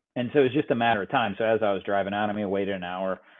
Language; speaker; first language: English; native; English